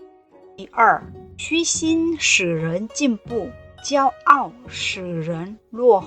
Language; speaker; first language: Chinese; non-native, fluent; Indonesian